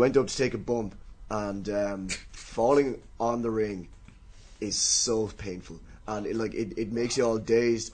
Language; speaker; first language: English; native; English